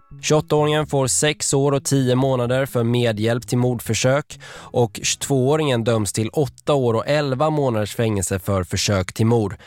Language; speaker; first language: Swedish; native; Swedish